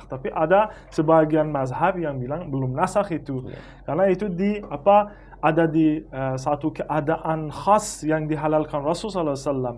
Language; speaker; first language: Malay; non-native, fluent; Persian